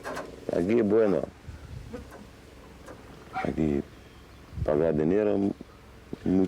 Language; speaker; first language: Spanish; non-native, learner; Lithuanian